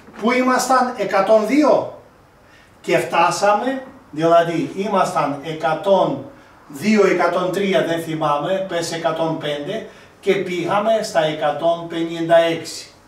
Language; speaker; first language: Greek; non-native, fluent; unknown